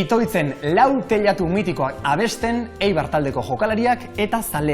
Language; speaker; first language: Basque; native; Basque